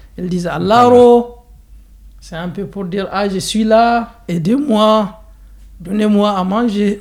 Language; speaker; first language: French; non-native, local second language; Hausa